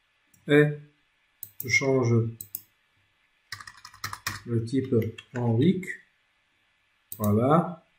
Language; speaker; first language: French; non-native, local second language; Arabic